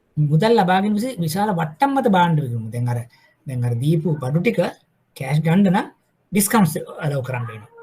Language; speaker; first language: Sinhala; native; Sinhala